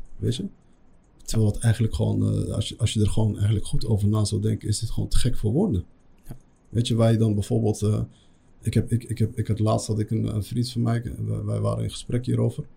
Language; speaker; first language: Dutch; early bilingual, other home language; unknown